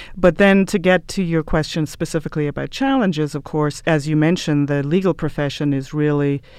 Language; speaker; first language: English; native; English